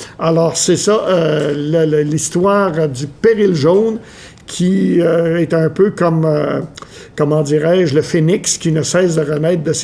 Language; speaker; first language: French; native; French